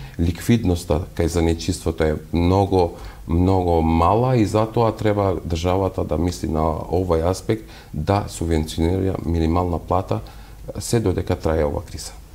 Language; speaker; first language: Macedonian; non-native, local second language; Albanian